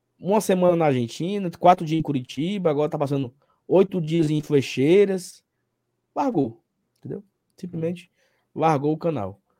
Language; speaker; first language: Portuguese; native; Portuguese